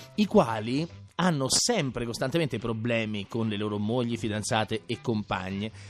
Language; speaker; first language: Italian; native; Italian